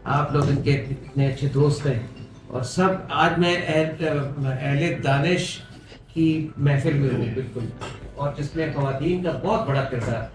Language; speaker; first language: Urdu; non-native, local second language; Pashto